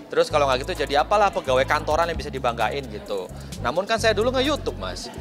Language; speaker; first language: Indonesian; native; Indonesian